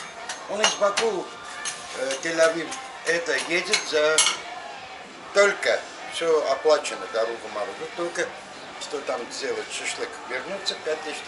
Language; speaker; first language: Russian; non-native, local second language; Azerbaijani